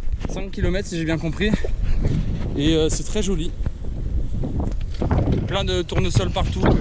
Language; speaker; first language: French; native; French